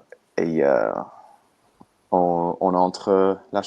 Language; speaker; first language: French; non-native, learner; English